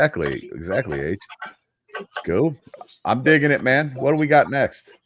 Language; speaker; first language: English; native; English